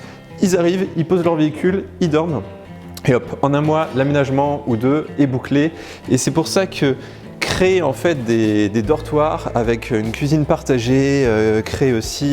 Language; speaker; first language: French; native; French